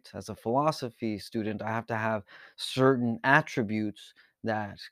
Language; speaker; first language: English; early bilingual, other home language; Spanish